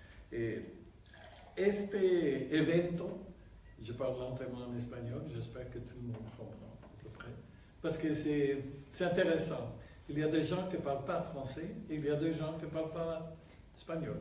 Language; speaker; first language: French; non-native, fluent; Spanish